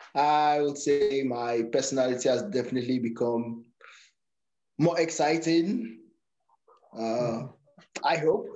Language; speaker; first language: English; non-native, local second language; Yoruba